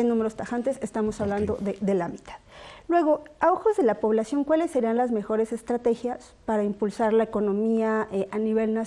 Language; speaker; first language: Spanish; native; Spanish